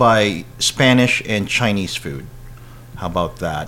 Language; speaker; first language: English; non-native, local second language; Filipino